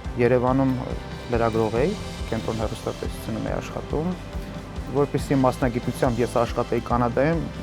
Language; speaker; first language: Armenian; native; Armenian